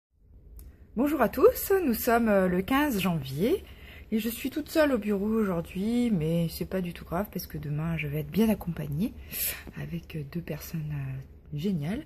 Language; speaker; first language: French; native; French